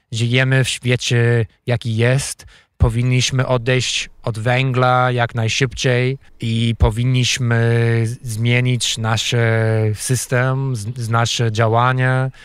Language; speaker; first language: Polish; non-native, fluent; English